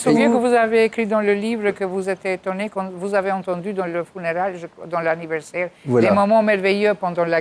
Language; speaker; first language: French; non-native, fluent; Albanian